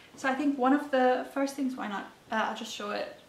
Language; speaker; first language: English; non-native, fluent; German